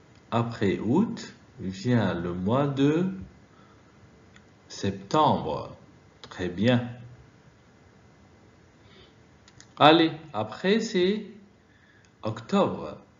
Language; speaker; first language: French; non-native, fluent; Arabic